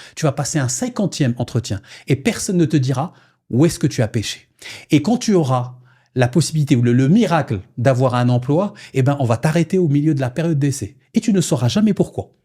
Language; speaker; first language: French; non-native, local second language; Arabic